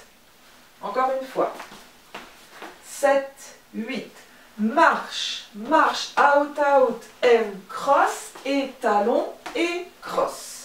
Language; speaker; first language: French; native; French